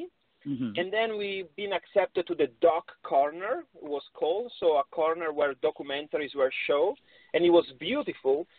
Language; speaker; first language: English; non-native, fluent; Italian